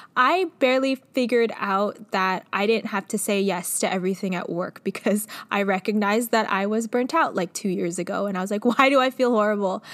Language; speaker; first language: English; native; English